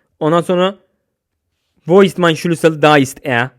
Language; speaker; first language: German; non-native, fluent; Turkish